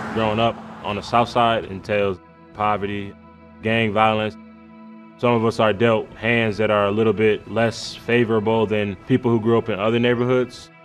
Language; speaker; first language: English; native; English